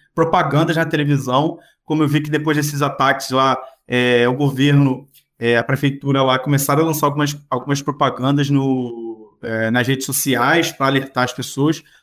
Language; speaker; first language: Portuguese; native; Portuguese